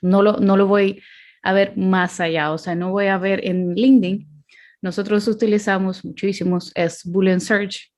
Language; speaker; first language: Spanish; non-native, fluent; Ukrainian